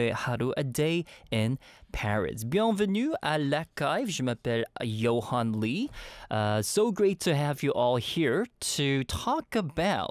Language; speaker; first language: English; early bilingual, other home language; Korean